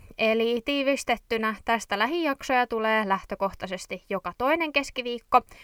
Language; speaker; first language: Finnish; native; Finnish